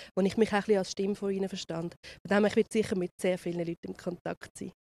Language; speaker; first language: German; native; German